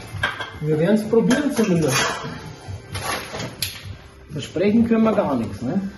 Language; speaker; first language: German; native; German